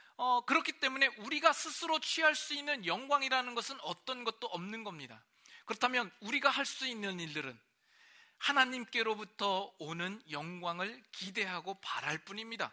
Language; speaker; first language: Korean; native; Korean